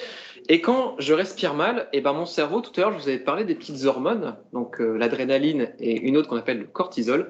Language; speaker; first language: French; native; French